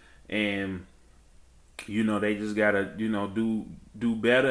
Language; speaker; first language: English; native; English